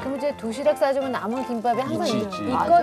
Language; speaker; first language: Korean; native; Korean